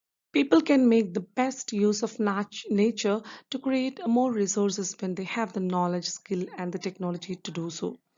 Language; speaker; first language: English; non-native, local second language; Malayalam